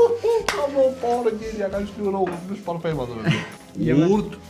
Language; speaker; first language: Albanian; native; Albanian